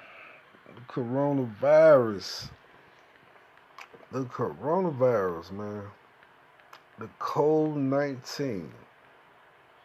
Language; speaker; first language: English; native; English